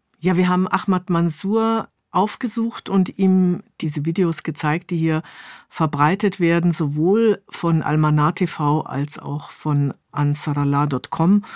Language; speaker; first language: German; native; German